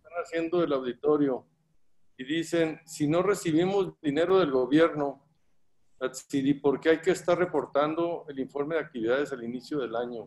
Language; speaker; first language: Spanish; native; Spanish